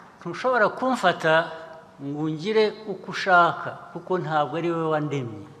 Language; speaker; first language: Kinyarwanda; early bilingual, heritage; Kinyarwanda